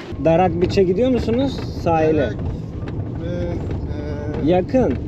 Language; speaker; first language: Turkish; native; Turkish